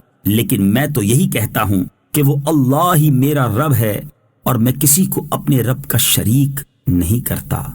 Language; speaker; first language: Urdu; native; Urdu